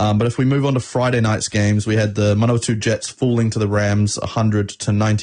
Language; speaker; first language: English; native; English